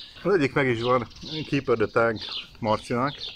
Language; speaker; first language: Hungarian; native; Hungarian